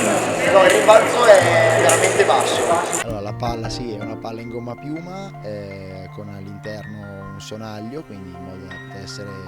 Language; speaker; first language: Italian; native; Italian